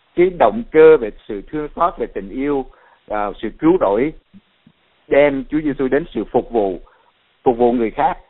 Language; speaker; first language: Vietnamese; native; Vietnamese